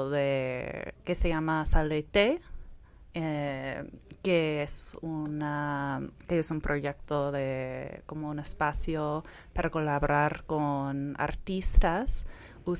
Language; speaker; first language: Spanish; non-native, fluent; English